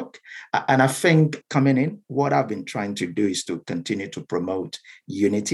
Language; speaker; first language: English; non-native, local second language; Yoruba